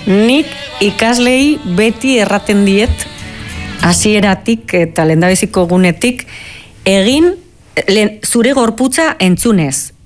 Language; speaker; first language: Basque; non-native, local second language; Spanish